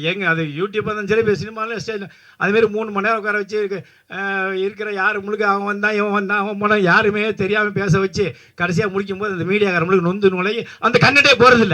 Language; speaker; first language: Tamil; native; Tamil